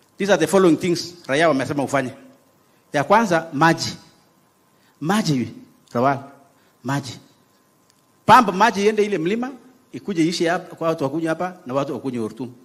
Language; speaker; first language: Swahili; non-native, local second language; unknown